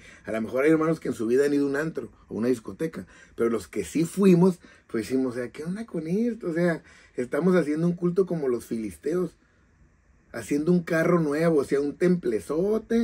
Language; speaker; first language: Spanish; native; Spanish